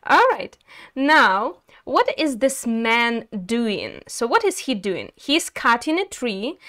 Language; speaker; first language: English; non-native, fluent; Ukrainian